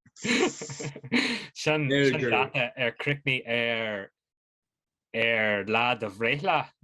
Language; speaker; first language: Irish; native; Irish